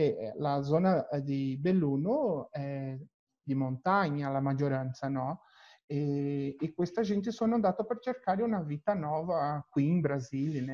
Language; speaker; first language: Italian; non-native, learner; Portuguese